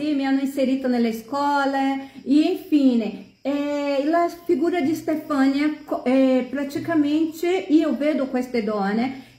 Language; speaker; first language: Italian; non-native, fluent; Portuguese